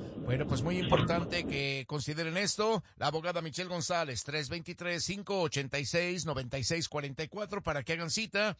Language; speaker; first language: Spanish; native; Spanish